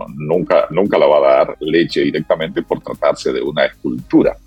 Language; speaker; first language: Spanish; native; Spanish